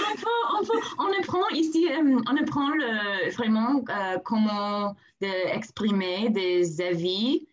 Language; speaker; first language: French; non-native, learner; English